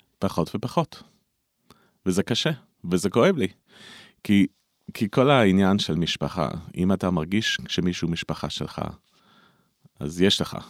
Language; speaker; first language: Hebrew; non-native, fluent; English